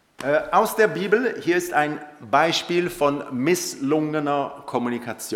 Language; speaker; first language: German; non-native, local second language; French